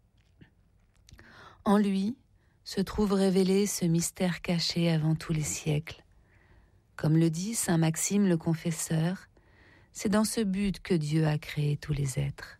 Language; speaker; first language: French; native; French